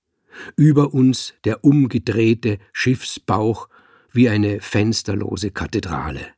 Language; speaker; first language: German; native; German